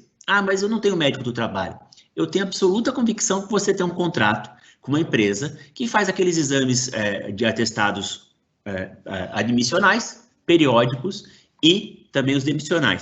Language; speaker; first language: Portuguese; native; Portuguese